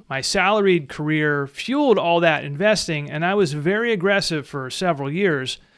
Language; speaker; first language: English; native; English